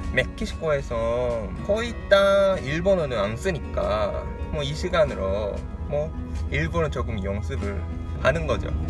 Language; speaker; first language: Korean; non-native, fluent; Japanese